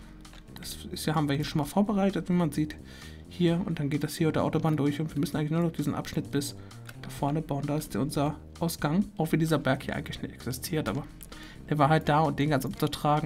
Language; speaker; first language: German; native; German